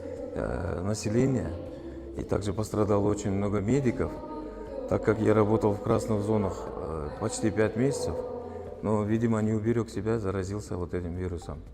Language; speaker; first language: Russian; native; Russian